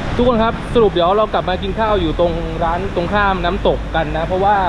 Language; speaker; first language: Thai; native; Thai